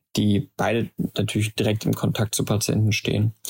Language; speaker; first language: German; native; German